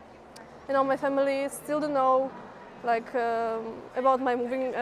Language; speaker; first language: English; non-native, fluent; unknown